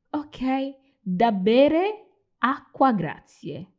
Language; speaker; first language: Italian; non-native, fluent; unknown